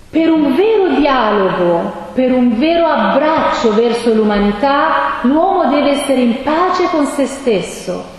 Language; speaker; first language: Italian; non-native, fluent; Persian